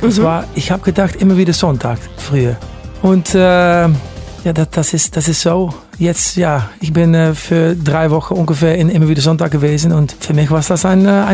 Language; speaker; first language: German; non-native, learner; Dutch